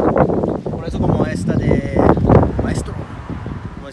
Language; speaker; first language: Spanish; non-native, learner; Japanese